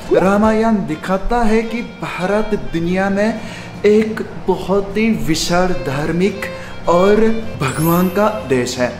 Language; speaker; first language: Hindi; non-native, learner; Japanese